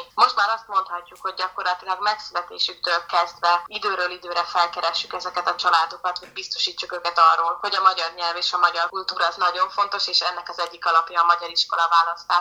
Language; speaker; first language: Hungarian; native; Hungarian